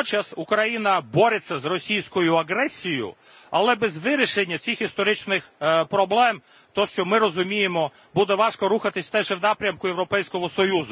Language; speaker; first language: Ukrainian; non-native, fluent; Latvian